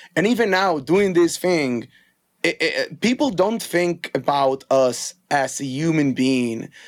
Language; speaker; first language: English; non-native, fluent; Hebrew